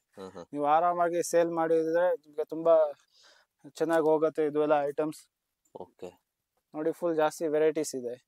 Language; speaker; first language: Kannada; non-native, local second language; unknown